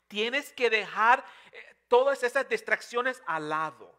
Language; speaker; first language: Spanish; non-native, fluent; English